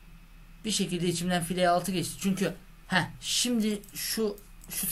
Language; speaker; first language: Turkish; native; Turkish